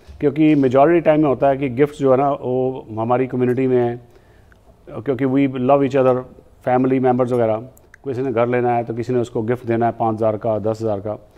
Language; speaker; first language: Hindi; native; Hindi